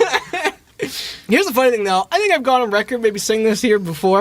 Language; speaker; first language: English; native; English